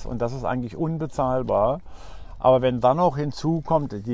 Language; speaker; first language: German; native; German